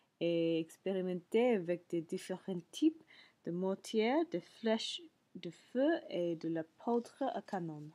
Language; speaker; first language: French; non-native, learner; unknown